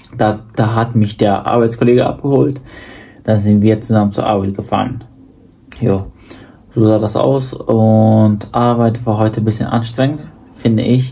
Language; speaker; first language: German; early bilingual, other home language; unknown